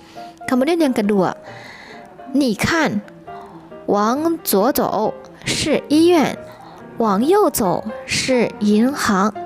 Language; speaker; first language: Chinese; non-native, fluent; Indonesian